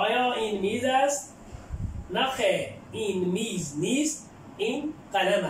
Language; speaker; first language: Persian; non-native, fluent; Urdu